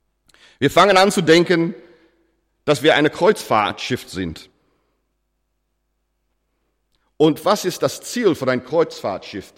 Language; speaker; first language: German; non-native, fluent; English